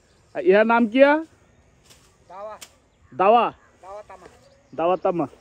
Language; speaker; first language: Hindi; non-native, learner; Bangla